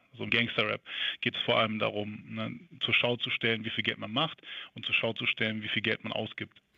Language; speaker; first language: German; native; German